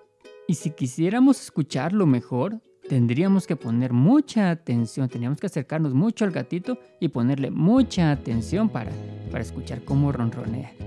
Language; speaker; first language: Spanish; native; Spanish